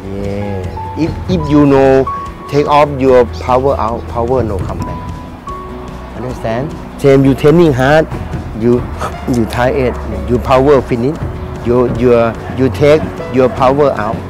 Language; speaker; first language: English; non-native, learner; Thai